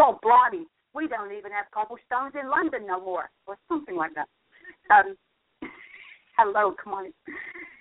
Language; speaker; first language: English; native; English